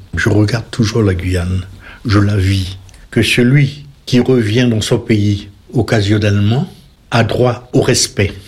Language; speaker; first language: French; native; French